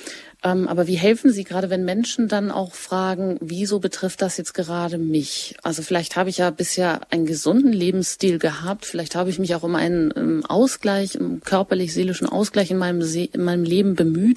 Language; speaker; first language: German; native; German